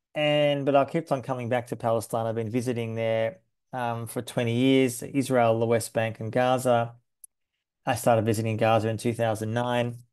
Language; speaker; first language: English; native; English